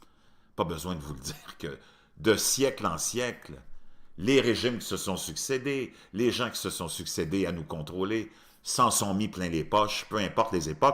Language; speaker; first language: French; native; French